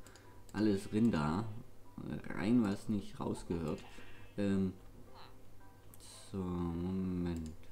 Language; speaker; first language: German; native; German